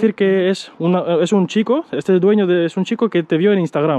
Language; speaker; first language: Spanish; native; Spanish